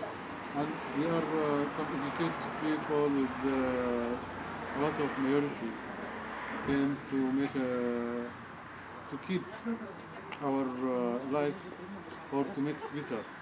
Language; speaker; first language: English; non-native, learner; Arabic